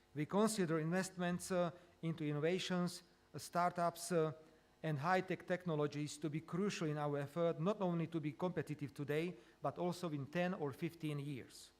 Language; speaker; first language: English; non-native, fluent; Slovak